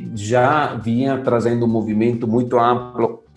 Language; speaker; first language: Portuguese; non-native, fluent; Italian